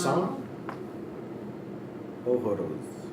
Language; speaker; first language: French; non-native, learner; Portuguese